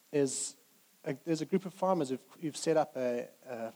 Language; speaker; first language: English; native; English